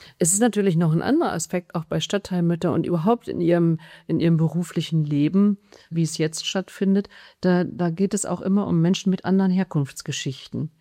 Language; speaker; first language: German; native; German